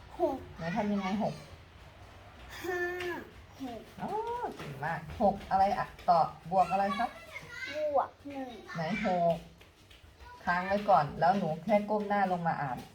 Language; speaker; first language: Thai; native; Thai